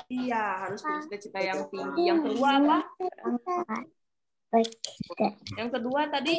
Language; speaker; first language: Indonesian; native; Indonesian